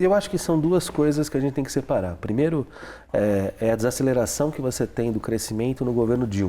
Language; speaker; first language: Portuguese; native; Portuguese